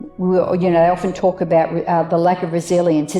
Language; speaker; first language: English; native; English